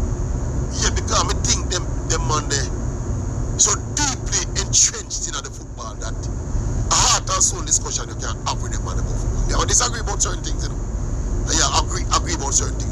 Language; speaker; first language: English; non-native, local second language; Jamaican Creole English